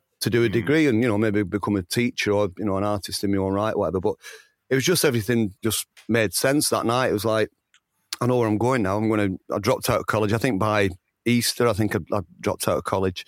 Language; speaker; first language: English; native; English